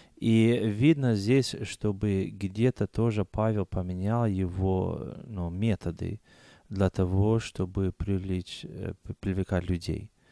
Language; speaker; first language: Russian; non-native, fluent; English